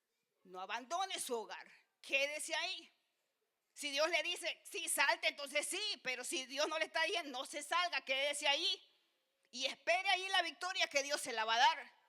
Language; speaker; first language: Spanish; native; Spanish